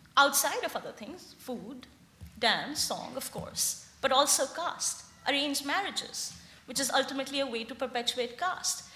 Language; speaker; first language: English; non-native, local second language; Hindi